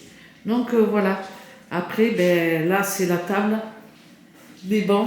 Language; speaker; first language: French; native; French